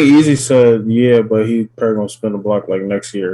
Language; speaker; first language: English; native; English